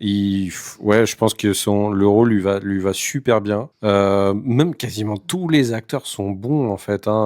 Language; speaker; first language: French; native; French